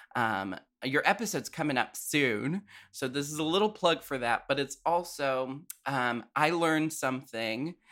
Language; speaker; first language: English; native; English